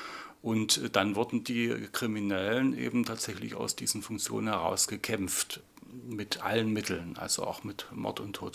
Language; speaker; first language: German; native; German